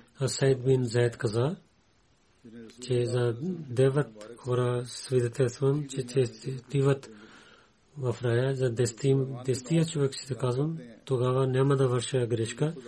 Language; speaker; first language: Bulgarian; non-native, learner; Urdu